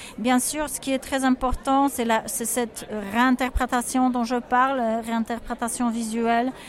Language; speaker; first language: French; non-native, fluent; Polish